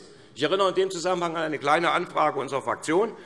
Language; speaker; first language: German; native; German